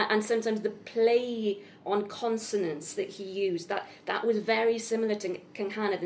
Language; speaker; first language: English; native; English